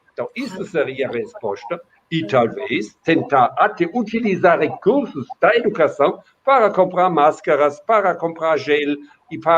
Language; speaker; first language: Portuguese; non-native, fluent; German